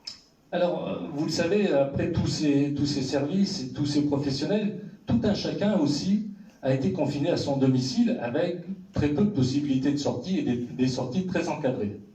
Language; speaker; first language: French; native; French